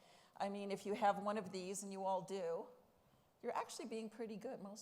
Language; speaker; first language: English; native; English